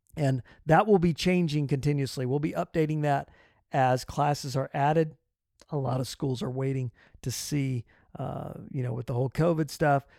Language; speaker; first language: English; native; English